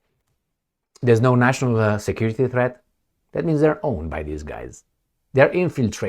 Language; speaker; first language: English; non-native, fluent; Romanian